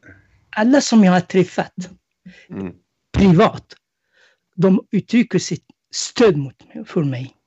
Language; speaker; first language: Swedish; non-native, fluent; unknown